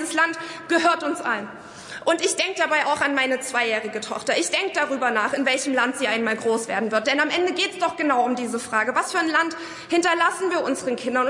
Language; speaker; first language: German; early bilingual, other home language; Arabic